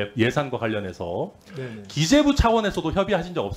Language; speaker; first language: Korean; native; Korean